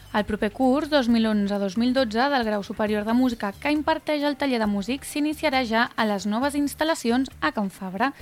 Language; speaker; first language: Catalan; native; Catalan